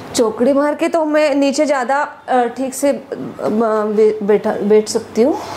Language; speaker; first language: Hindi; non-native, local second language; Marathi